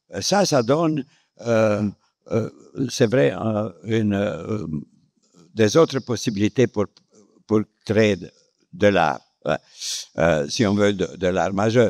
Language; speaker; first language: French; non-native, fluent; Romanian